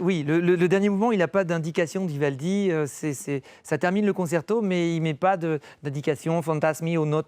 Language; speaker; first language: French; native; French